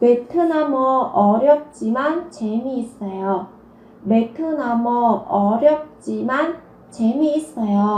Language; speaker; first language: Korean; non-native, fluent; Vietnamese